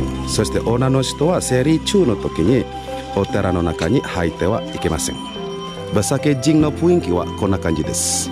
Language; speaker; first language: Japanese; non-native, learner; Indonesian